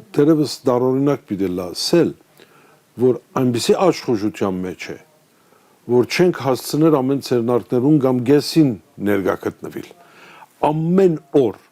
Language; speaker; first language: Armenian; early bilingual, heritage; Armenian